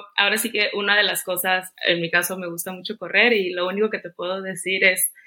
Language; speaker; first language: Spanish; native; Spanish